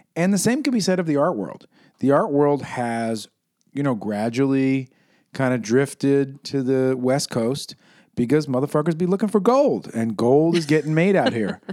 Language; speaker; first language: English; native; English